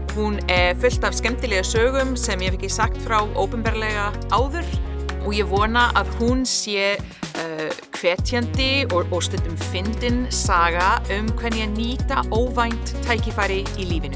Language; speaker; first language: Icelandic; non-native, fluent; English